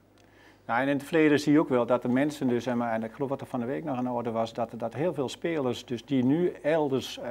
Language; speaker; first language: Dutch; native; Dutch